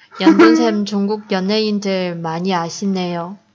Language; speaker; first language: Korean; non-native, fluent; Chinese